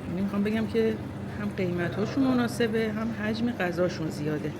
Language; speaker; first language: Persian; native; Persian